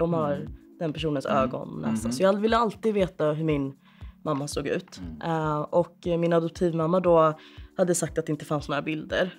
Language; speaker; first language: Swedish; native; Swedish